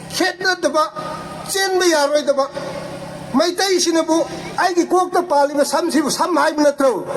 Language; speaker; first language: Manipuri; non-native, local second language; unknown